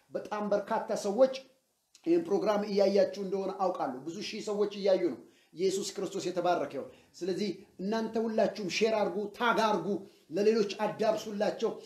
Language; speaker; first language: Amharic; native; Amharic